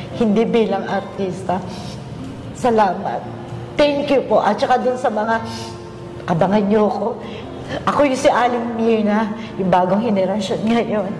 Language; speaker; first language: Filipino; native; Filipino